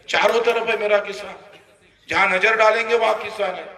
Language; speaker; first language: Hindi; non-native, local second language; Marathi